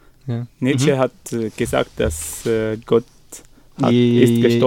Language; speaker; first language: German; non-native, fluent; Arabic